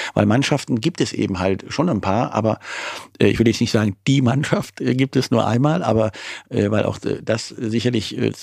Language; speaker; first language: German; native; German